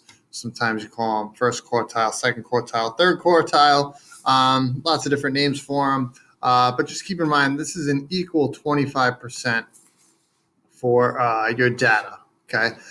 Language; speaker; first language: English; native; English